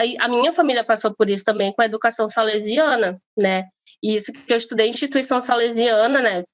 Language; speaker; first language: Portuguese; native; Portuguese